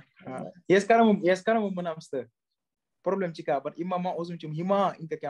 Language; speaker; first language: Armenian; non-native, learner; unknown